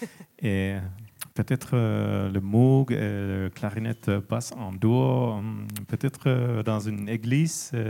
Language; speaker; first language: French; non-native, learner; Finnish